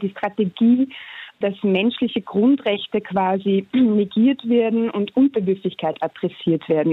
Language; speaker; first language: German; native; German